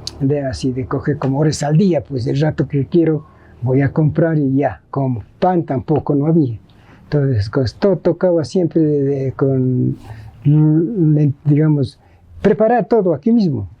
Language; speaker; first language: Spanish; native; Spanish